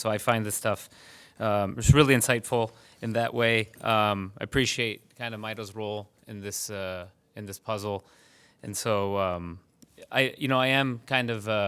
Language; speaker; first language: English; early bilingual, other home language; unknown